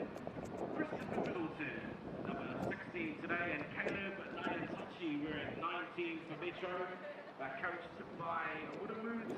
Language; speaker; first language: English; native; English